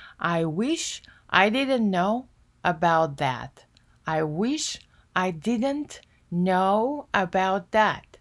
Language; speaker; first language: English; non-native, fluent; Bulgarian